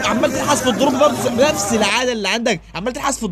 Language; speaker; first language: Arabic; native; Arabic